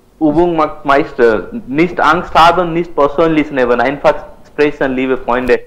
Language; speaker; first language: German; non-native, learner; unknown